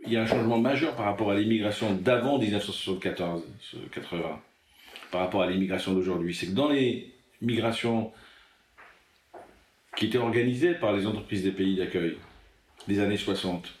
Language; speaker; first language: French; native; French